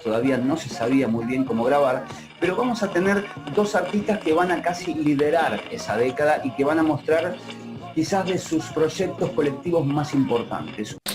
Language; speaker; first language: Spanish; native; Spanish